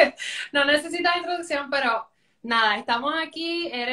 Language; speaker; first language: Spanish; native; Spanish